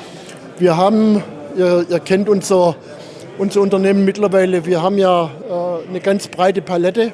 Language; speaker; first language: German; native; German